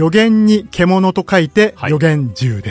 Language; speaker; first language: Japanese; native; Japanese